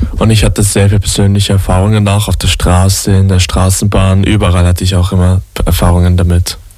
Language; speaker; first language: German; native; German